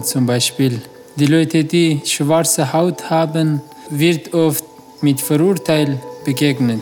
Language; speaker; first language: German; non-native, learner; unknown